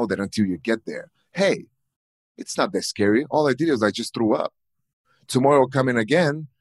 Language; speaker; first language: English; non-native, fluent; Bulgarian